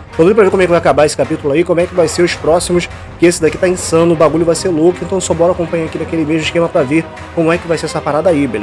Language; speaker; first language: Portuguese; native; Portuguese